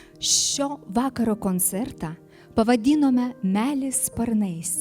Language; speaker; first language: Lithuanian; native; Lithuanian